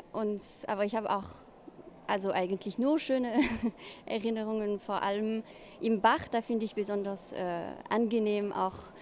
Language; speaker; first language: German; non-native, fluent; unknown